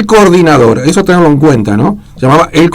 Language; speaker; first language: Spanish; native; Spanish